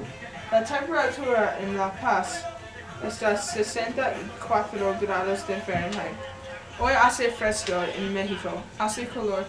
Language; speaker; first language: Spanish; non-native, learner; English